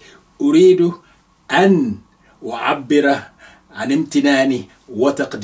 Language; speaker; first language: Arabic; non-native, fluent; Yoruba